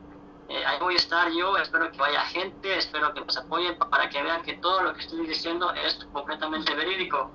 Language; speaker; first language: Spanish; native; Spanish